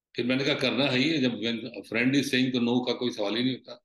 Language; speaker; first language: Hindi; native; Hindi